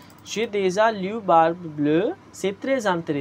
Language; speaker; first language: French; non-native, fluent; Hindi